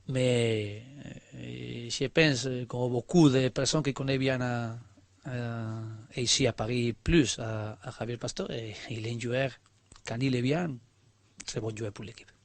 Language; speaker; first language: French; non-native, learner; Spanish